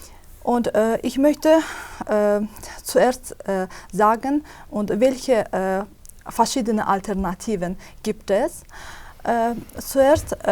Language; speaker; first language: German; non-native, fluent; Azerbaijani